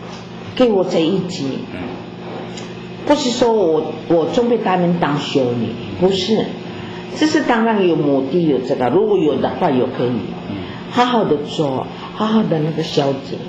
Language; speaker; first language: Chinese; non-native, learner; Filipino